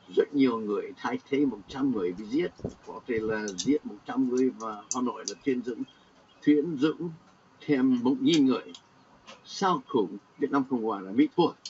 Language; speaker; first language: Vietnamese; non-native, fluent; English